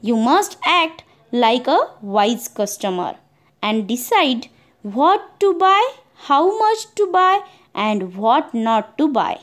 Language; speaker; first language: English; non-native, local second language; Marathi